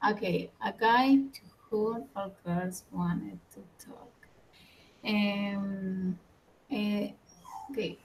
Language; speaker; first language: English; non-native, learner; Spanish